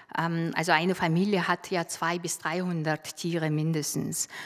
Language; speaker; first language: German; non-native, fluent; Mongolian